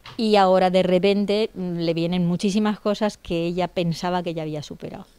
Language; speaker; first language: Spanish; native; Spanish